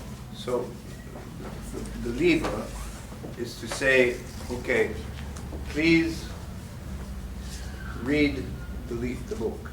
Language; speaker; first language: English; non-native, learner; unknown